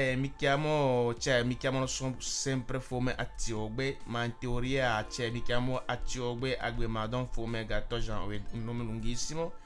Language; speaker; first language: Italian; non-native, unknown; Ewe